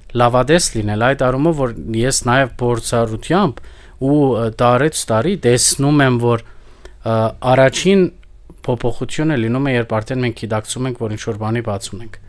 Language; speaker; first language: Armenian; early bilingual, heritage; Armenian